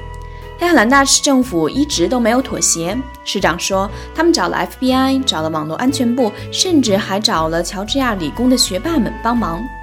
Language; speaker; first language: Chinese; native; Chinese